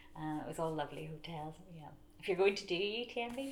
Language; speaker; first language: English; native; English